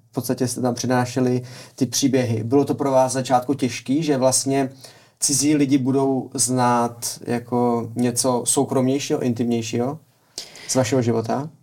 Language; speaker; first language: Czech; native; Czech